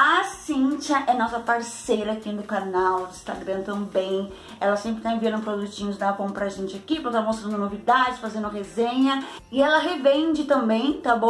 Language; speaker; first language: Portuguese; native; Portuguese